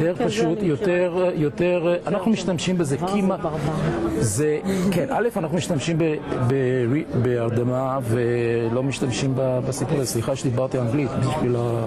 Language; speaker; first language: Hebrew; non-native, fluent; Romanian